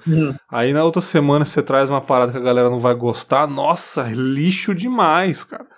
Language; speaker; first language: Portuguese; native; Portuguese